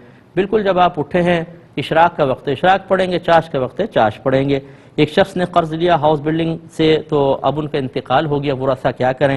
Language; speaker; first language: Urdu; native; Urdu